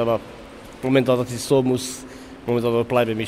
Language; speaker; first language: German; non-native, learner; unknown